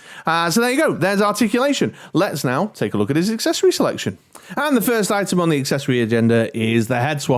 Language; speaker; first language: English; native; English